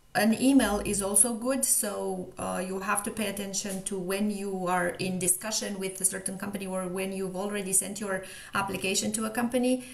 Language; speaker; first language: English; non-native, fluent; Romanian